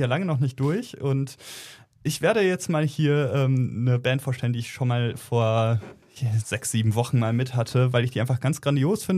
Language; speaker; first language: German; native; German